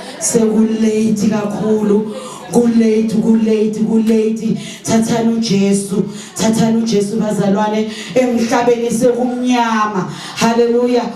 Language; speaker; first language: Zulu; native; Zulu